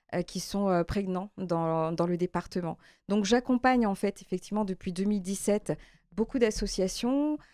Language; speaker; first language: French; native; French